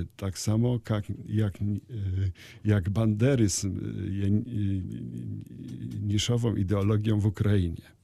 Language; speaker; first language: Ukrainian; non-native, learner; Polish